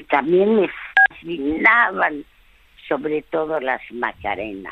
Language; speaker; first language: Spanish; early bilingual, other home language; French